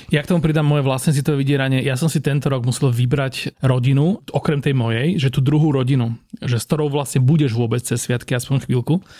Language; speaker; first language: Slovak; native; Slovak